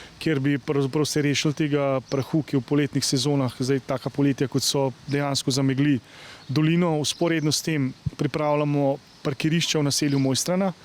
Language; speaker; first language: Slovenian; native; Slovenian